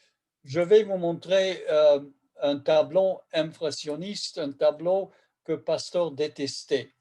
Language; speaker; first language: French; non-native, fluent; Hungarian